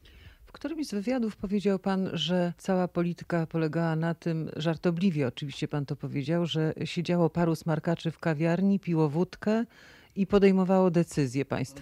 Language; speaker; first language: Polish; native; Polish